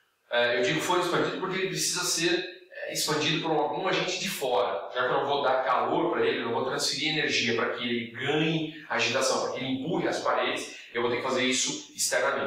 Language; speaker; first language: Portuguese; native; Portuguese